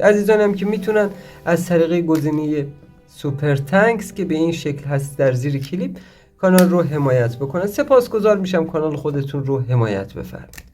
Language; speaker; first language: Persian; native; Persian